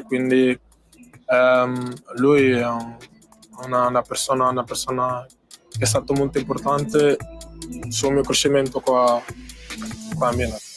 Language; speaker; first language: Italian; non-native, fluent; Portuguese